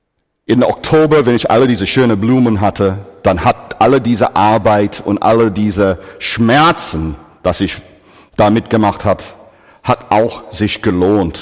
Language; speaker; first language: German; non-native, fluent; English